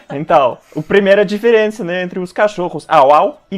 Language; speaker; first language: Portuguese; non-native, fluent; Russian